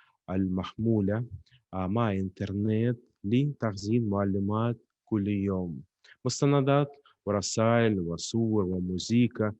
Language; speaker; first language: Arabic; non-native, fluent; Russian